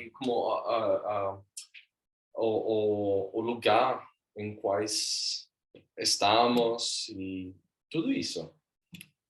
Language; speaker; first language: Portuguese; non-native, learner; Swedish